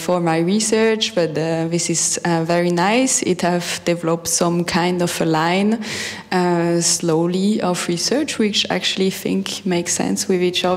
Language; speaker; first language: English; non-native, fluent; French